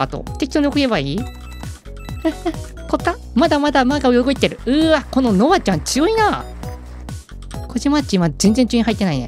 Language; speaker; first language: Japanese; native; Japanese